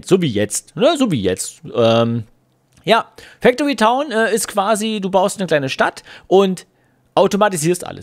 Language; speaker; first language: German; native; German